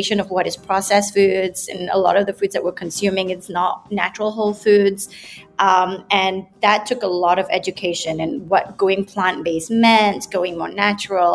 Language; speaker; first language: English; non-native, local second language; Malay